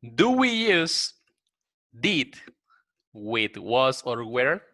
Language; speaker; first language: English; non-native, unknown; Spanish